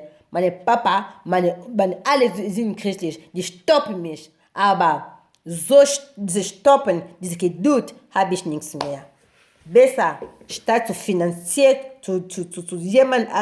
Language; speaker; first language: German; non-native, learner; Lingala